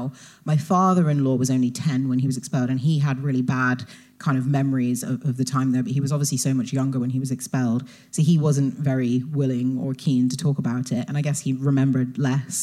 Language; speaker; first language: English; native; English